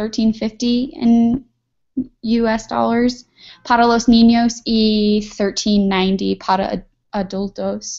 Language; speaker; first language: Spanish; non-native, learner; English